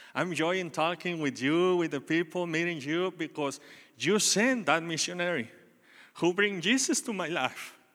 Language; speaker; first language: English; non-native, learner; Spanish